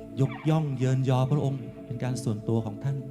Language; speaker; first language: Thai; native; Thai